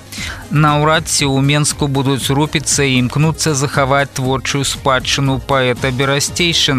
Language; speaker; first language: Belarusian; native; Belarusian